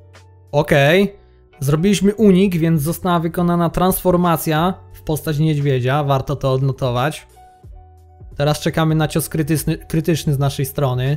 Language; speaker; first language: Polish; native; Polish